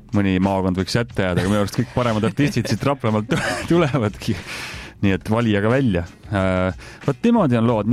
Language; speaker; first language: Estonian; native; Estonian